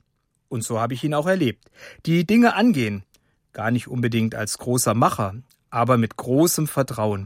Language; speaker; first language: German; native; German